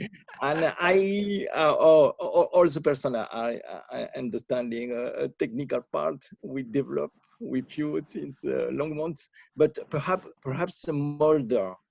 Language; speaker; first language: English; non-native, learner; French